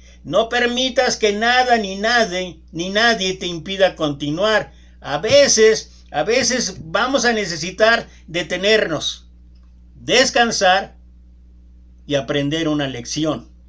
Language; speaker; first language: Spanish; native; Spanish